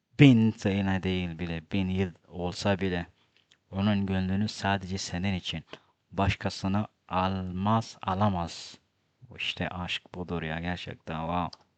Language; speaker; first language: Turkish; non-native, fluent; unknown